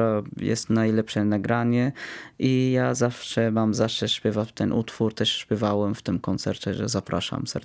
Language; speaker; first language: Polish; non-native, fluent; Arabic